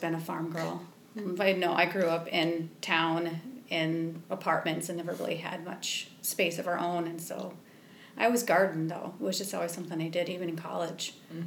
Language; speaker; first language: English; native; English